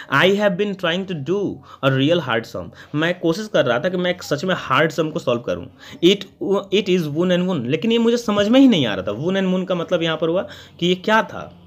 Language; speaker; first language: Hindi; native; Hindi